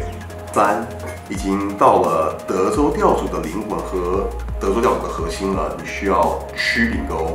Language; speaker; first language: Chinese; native; Chinese